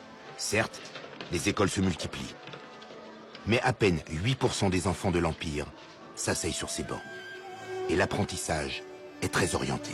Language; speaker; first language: French; native; French